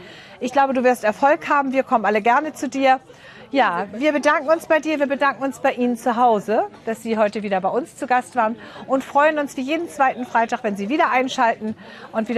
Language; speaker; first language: German; native; German